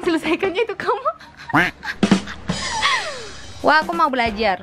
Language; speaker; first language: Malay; non-native, fluent; Korean